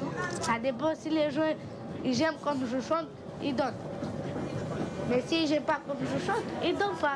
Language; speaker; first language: French; non-native, learner; Romanian